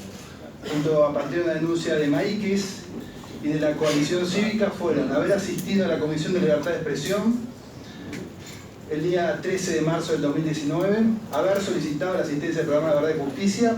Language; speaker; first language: Spanish; native; Spanish